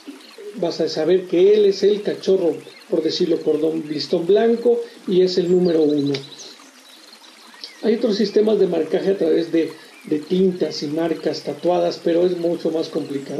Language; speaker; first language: Spanish; native; Spanish